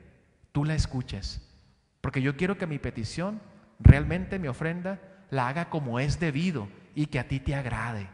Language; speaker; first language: Spanish; native; Spanish